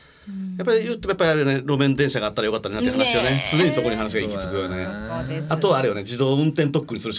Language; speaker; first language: Japanese; native; Japanese